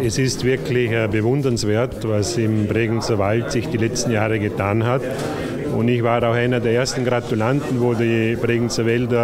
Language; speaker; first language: German; native; German